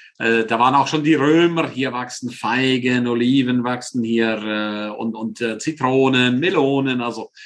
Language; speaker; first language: German; non-native, local second language; Romansh